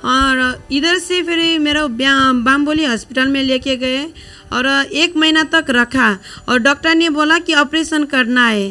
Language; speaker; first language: Hindi; non-native, local second language; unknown